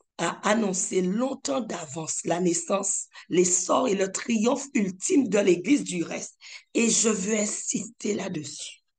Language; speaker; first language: French; native; French